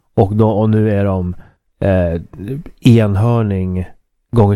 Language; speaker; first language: Swedish; native; Swedish